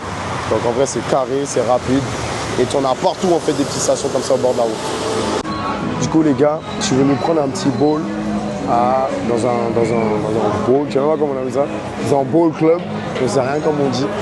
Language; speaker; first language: French; native; French